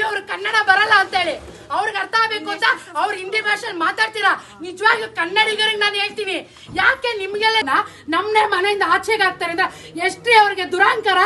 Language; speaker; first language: Kannada; native; Kannada